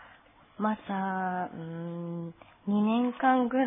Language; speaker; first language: Japanese; non-native, fluent; English